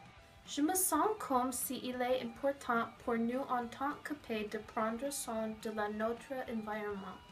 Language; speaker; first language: French; non-native, learner; English